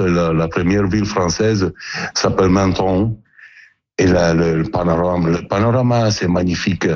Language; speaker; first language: French; non-native, learner; Italian